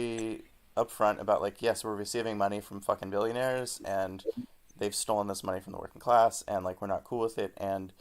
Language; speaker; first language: English; native; English